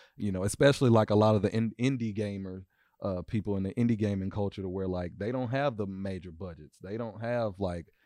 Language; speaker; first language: English; native; English